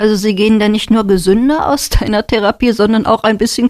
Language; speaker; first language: German; native; German